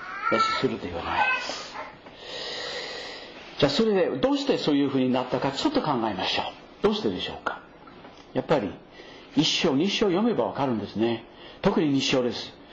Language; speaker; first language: Japanese; non-native, fluent; English